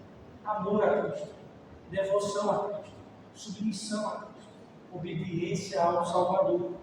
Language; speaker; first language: Portuguese; native; Portuguese